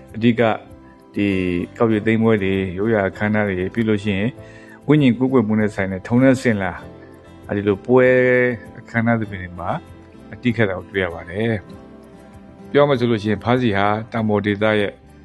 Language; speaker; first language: Burmese; non-native, local second language; S'gaw Karen